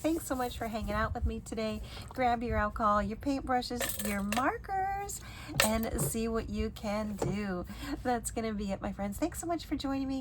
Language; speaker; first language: English; native; English